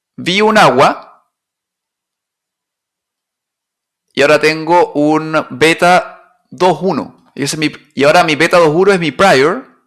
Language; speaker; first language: Spanish; native; Spanish